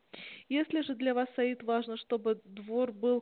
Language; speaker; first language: Russian; native; Russian